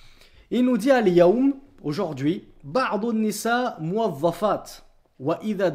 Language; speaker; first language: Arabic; non-native, fluent; French